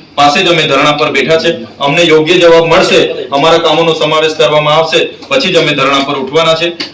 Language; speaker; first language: Gujarati; non-native, local second language; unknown